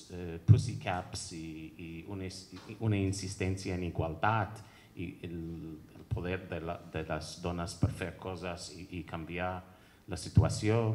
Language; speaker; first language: Catalan; non-native, fluent; English